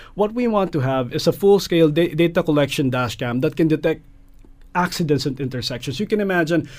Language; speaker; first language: English; non-native, local second language; Filipino